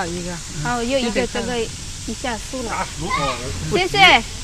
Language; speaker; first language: Chinese; non-native, learner; Indonesian